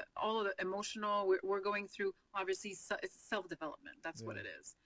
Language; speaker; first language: English; non-native, fluent; French